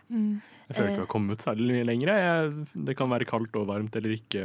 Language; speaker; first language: Norwegian; early bilingual, other home language; Vietnamese